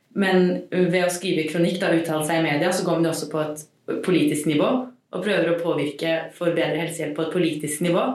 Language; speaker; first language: Norwegian; native; Norwegian